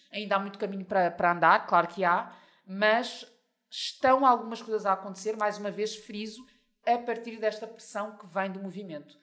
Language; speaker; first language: Portuguese; native; Portuguese